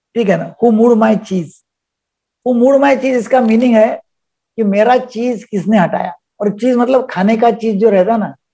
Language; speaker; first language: Hindi; non-native, local second language; Marathi